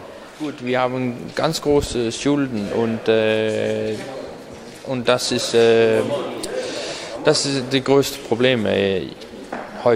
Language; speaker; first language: German; non-native, learner; Danish